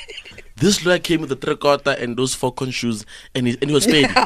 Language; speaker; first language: English; non-native, local second language; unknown